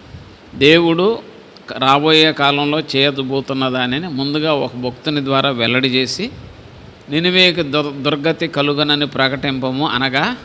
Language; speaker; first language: Telugu; native; Telugu